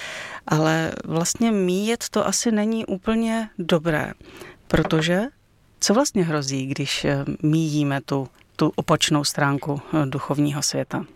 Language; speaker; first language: Czech; native; Czech